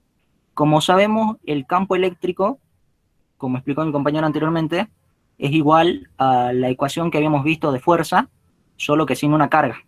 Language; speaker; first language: Spanish; native; Spanish